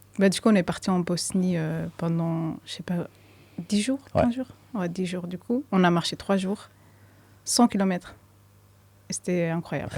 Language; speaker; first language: French; non-native, fluent; Somali